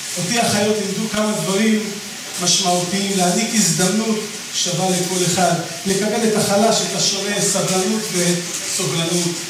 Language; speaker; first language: Hebrew; native; Hebrew